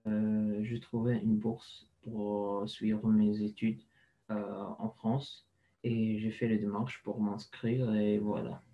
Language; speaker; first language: French; non-native, fluent; Arabic